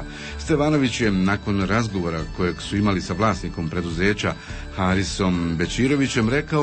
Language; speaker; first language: Croatian; native; Croatian